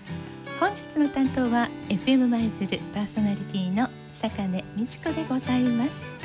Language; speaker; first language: Japanese; native; Japanese